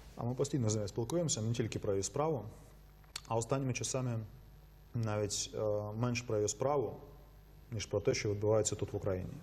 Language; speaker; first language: Ukrainian; non-native, fluent; Russian